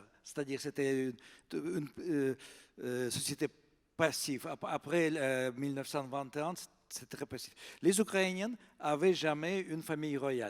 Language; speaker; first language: French; non-native, fluent; Russian